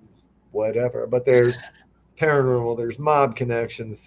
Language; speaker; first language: English; native; English